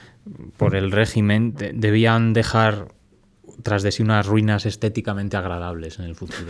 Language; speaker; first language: Spanish; native; Spanish